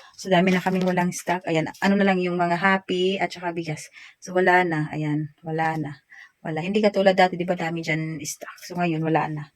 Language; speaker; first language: Filipino; non-native, local second language; Waray